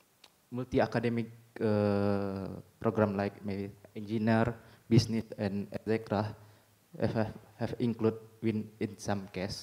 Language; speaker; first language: English; non-native, learner; Indonesian